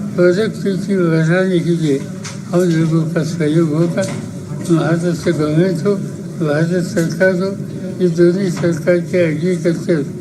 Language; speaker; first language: Hindi; non-native, local second language; Marathi